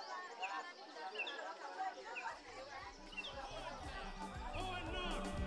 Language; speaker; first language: English; non-native, local second language; Shona